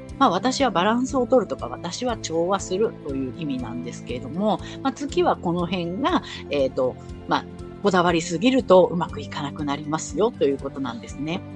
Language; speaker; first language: Japanese; native; Japanese